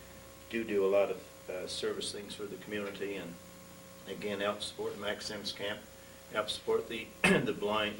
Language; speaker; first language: English; native; English